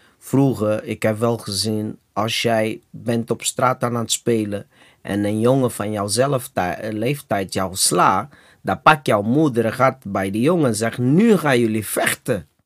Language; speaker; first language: Dutch; non-native, fluent; Portuguese